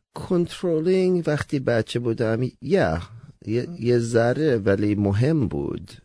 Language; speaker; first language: Persian; early bilingual, heritage; Persian